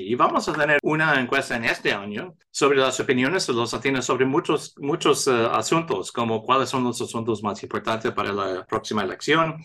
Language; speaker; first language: Spanish; early bilingual, heritage; English